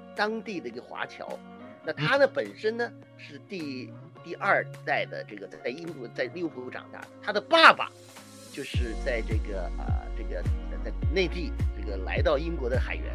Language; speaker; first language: Chinese; native; Chinese